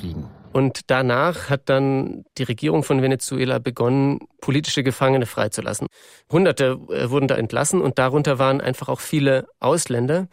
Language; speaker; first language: German; native; German